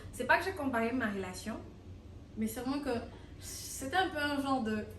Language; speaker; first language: French; non-native, local second language; Lingala